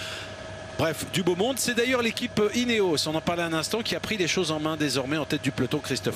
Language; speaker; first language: French; native; French